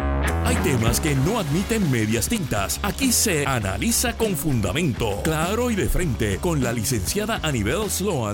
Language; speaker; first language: Spanish; native; Spanish